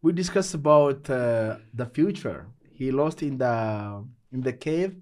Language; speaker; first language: English; non-native, local second language; Amharic